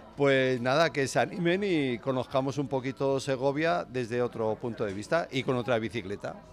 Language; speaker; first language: Spanish; native; Spanish